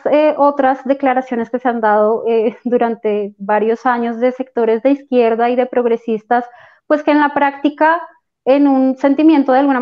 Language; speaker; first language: Spanish; native; Spanish